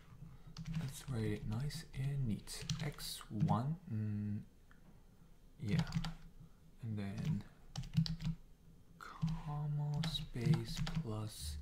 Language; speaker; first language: English; native; English